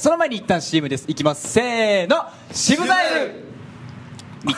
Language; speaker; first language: Japanese; native; Japanese